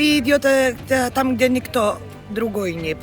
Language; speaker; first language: Russian; non-native, learner; Macedonian